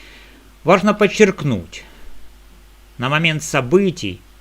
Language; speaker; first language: Russian; native; Russian